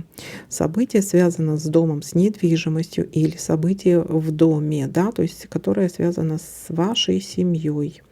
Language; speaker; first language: Russian; native; Russian